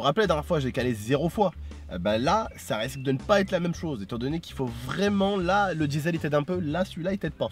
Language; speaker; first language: French; native; French